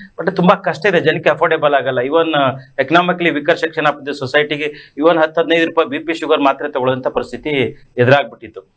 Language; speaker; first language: Kannada; native; Kannada